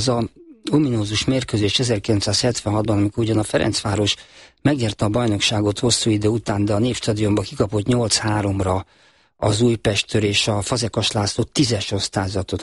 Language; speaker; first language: Hungarian; native; Hungarian